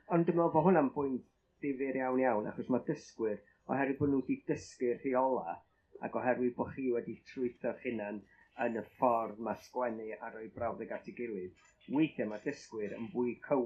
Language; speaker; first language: Welsh; native; Welsh